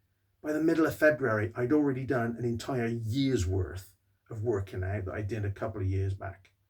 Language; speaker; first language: English; native; English